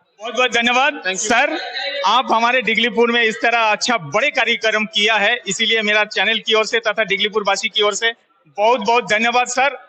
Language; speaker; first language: Hindi; non-native, local second language; Bangla